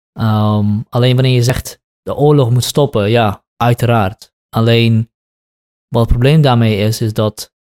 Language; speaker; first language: Dutch; early bilingual, other home language; Kurdish